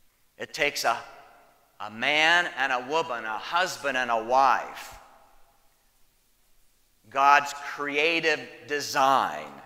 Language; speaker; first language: English; native; English